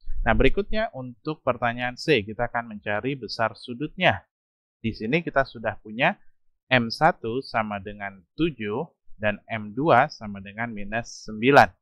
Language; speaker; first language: Indonesian; native; Indonesian